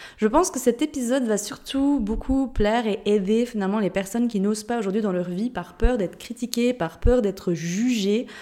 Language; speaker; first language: French; native; French